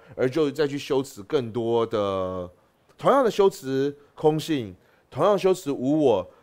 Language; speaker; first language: Chinese; native; Chinese